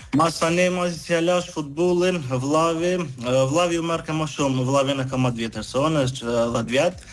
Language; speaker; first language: Albanian; early bilingual, heritage; Albanian